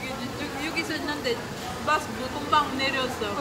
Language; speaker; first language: Korean; non-native, learner; Filipino